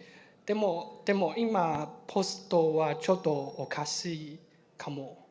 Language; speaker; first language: Japanese; non-native, learner; Chinese